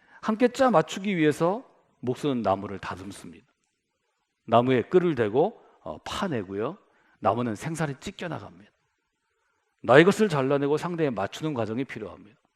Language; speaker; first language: Korean; native; Korean